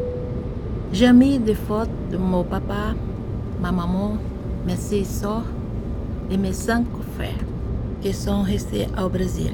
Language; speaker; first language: French; non-native, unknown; Portuguese